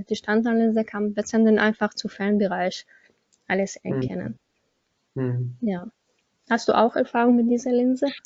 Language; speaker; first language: German; non-native, learner; Arabic